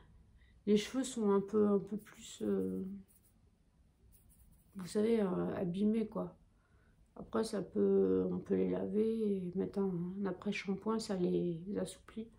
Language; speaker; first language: French; native; French